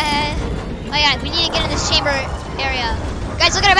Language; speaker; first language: English; native; English